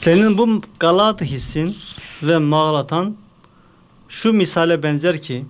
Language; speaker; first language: Turkish; native; Turkish